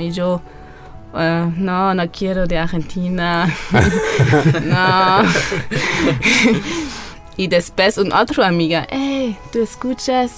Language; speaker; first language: Spanish; non-native, learner; German